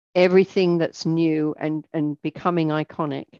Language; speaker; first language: English; native; English